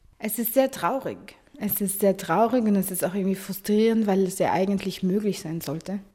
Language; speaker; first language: German; early bilingual, other home language; Arabic